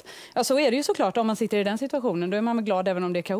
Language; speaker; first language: Swedish; native; Swedish